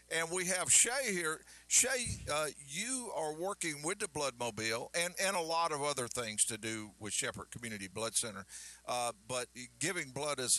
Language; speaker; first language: English; native; English